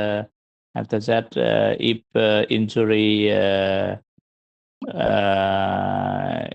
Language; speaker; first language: English; non-native, learner; Vietnamese